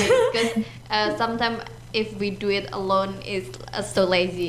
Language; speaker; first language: English; non-native, learner; Indonesian